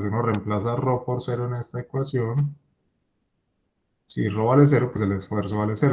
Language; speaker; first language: Spanish; native; Spanish